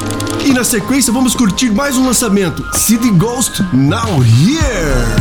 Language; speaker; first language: Portuguese; native; Portuguese